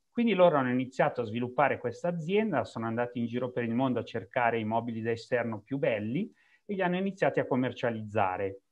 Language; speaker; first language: Italian; native; Italian